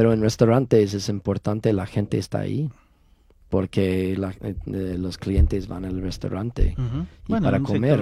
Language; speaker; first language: Spanish; non-native, learner; English